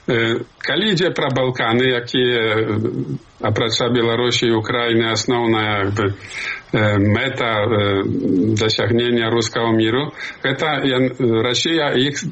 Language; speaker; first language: Polish; non-native, learner; Belarusian